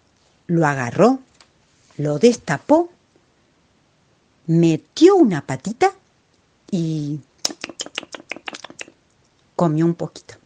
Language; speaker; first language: Spanish; native; Spanish